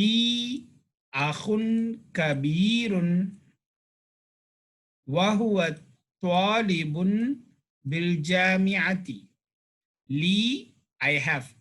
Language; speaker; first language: Arabic; non-native, fluent; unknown